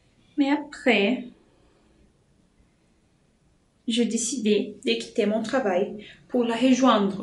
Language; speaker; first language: French; non-native, fluent; Portuguese